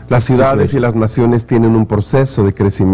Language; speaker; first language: Spanish; native; Spanish